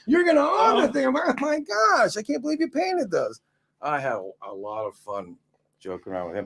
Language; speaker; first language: English; native; English